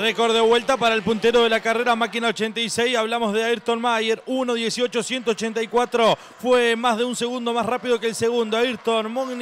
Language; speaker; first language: Spanish; native; Spanish